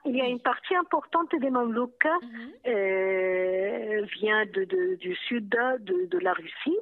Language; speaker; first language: French; non-native, fluent; Arabic